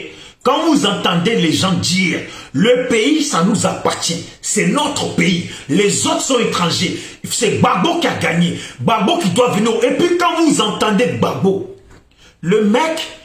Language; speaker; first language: French; native; French